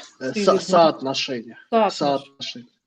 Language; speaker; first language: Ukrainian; non-native, fluent; Russian